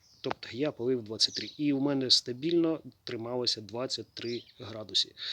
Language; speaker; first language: Ukrainian; native; Ukrainian